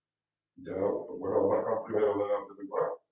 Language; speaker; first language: Spanish; native; Spanish